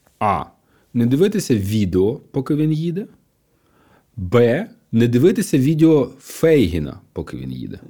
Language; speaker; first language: Ukrainian; non-native, local second language; Russian